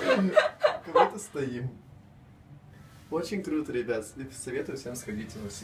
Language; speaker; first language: Russian; native; Russian